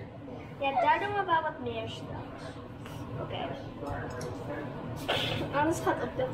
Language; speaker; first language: Dutch; early bilingual, other home language; Indonesian